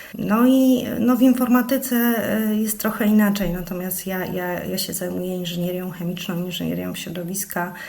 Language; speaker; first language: Polish; native; Polish